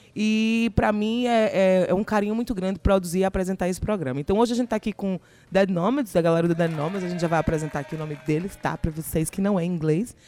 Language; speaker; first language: Portuguese; native; Portuguese